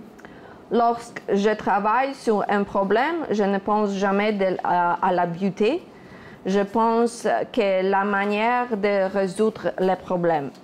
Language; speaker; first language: French; non-native, fluent; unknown